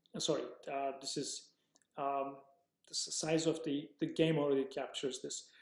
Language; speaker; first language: English; non-native, fluent; Turkish